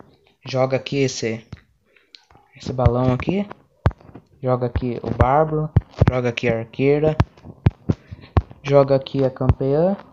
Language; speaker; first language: Portuguese; native; Portuguese